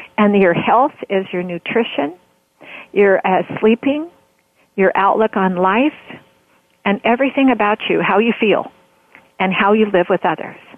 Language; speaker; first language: English; native; English